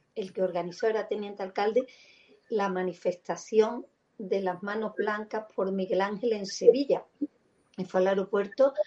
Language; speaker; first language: Spanish; native; Spanish